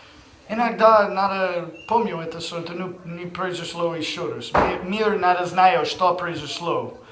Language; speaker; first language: Russian; non-native, learner; English